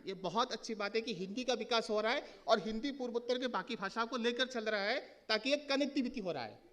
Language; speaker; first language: Hindi; non-native, local second language; Assamese